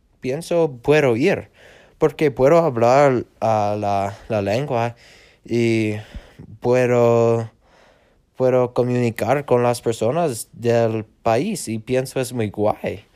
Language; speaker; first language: Spanish; non-native, learner; English